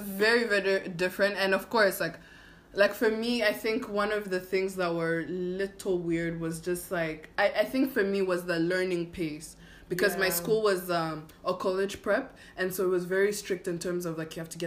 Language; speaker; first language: English; non-native, local second language; Kinyarwanda